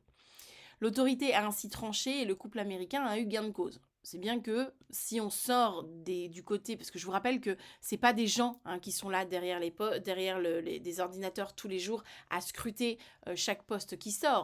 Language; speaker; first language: French; native; French